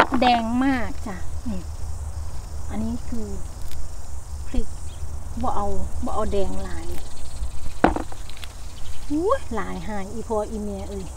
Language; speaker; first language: Thai; non-native, local second language; Northeastern Thai